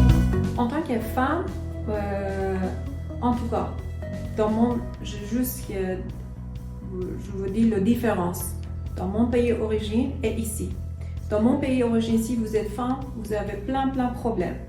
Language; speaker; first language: French; non-native, learner; Persian